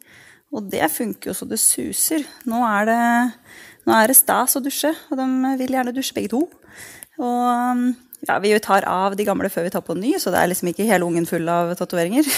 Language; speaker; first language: Norwegian; native; Norwegian